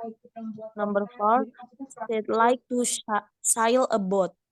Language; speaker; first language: English; non-native, learner; Indonesian